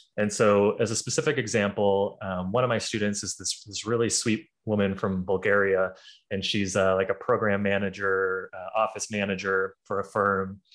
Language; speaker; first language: English; native; English